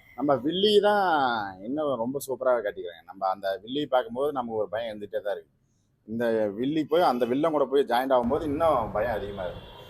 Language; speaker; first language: Tamil; native; Tamil